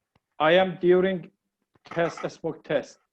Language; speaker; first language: English; non-native, learner; Persian